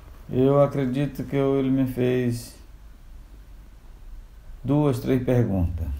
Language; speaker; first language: Portuguese; non-native, local second language; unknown